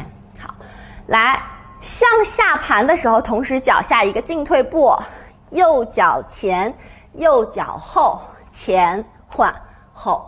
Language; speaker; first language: Chinese; native; Chinese